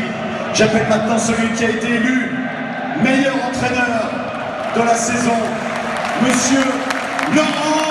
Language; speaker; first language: French; native; French